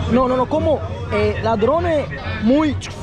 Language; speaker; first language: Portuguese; non-native, learner; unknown